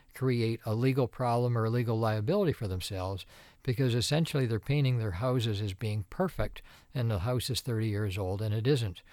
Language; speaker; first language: English; native; English